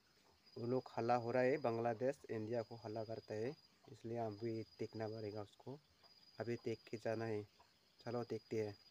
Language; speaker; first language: Hindi; non-native, local second language; Garo